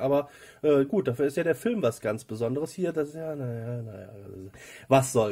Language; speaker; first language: German; native; German